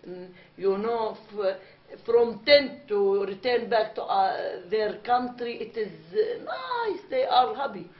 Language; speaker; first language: English; non-native, learner; Arabic